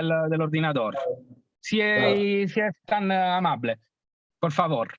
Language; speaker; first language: Spanish; non-native, learner; Italian